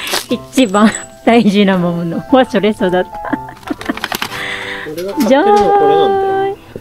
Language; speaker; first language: Japanese; non-native, fluent; Filipino